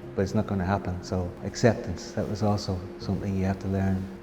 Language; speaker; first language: English; native; English